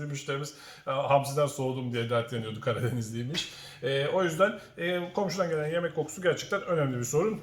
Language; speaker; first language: Turkish; native; Turkish